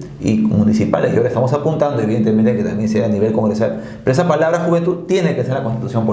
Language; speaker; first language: Spanish; native; Spanish